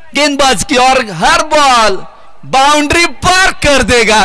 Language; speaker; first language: Hindi; non-native, local second language; Marathi